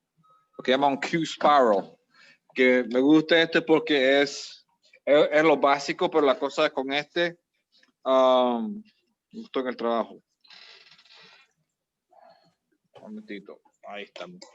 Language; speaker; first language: Spanish; early bilingual, heritage; Spanish